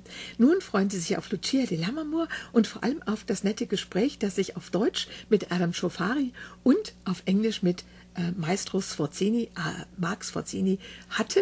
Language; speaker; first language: German; native; German